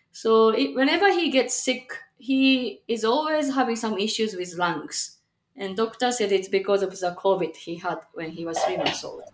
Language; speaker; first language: English; non-native, fluent; Japanese